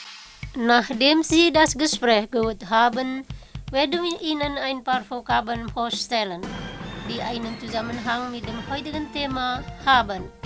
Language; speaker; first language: German; non-native, fluent; Indonesian